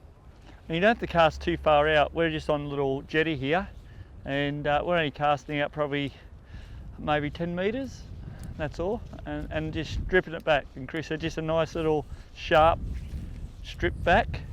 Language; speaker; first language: English; native; English